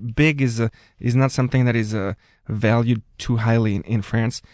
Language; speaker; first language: English; non-native, fluent; French